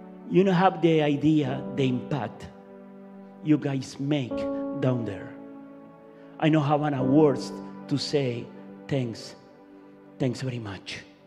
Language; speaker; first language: English; non-native, learner; Spanish